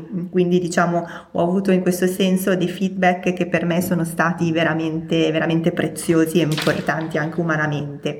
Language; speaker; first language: Italian; native; Italian